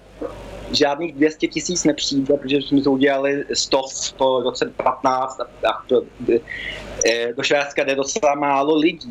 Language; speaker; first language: Czech; early bilingual, heritage; Czech